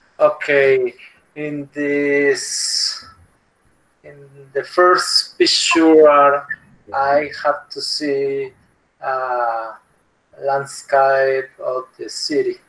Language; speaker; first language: English; non-native, learner; Spanish